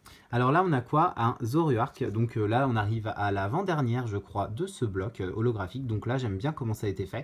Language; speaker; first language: French; native; French